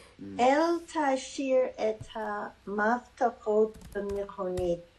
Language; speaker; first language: Hebrew; non-native, learner; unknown